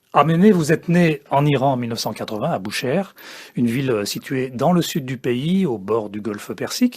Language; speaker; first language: French; native; French